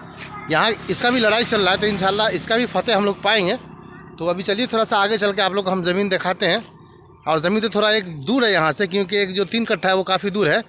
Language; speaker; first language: Hindi; native; Hindi